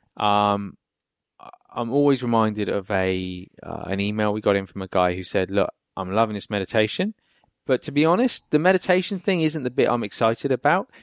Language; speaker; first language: English; native; English